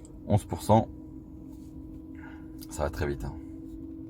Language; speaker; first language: French; native; French